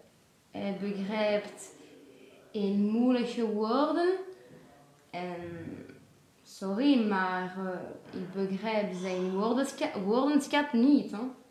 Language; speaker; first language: Dutch; non-native, learner; French